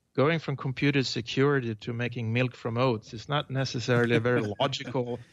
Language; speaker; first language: English; non-native, fluent; Swedish